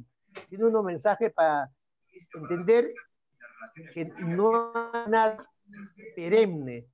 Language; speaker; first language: Spanish; native; Spanish